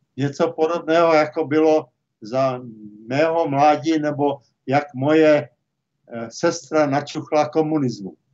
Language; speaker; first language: Czech; native; Czech